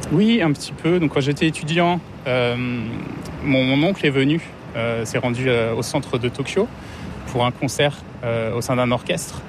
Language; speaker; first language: French; native; French